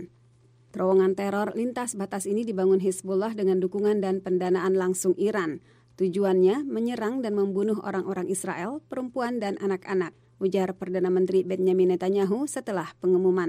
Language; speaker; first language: Indonesian; native; Indonesian